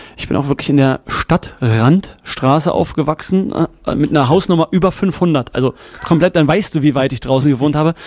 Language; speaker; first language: German; native; German